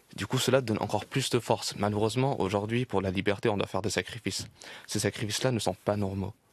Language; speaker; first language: French; early bilingual, other home language; Persian